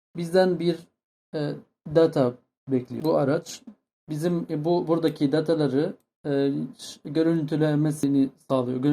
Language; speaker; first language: Turkish; non-native, fluent; Arabic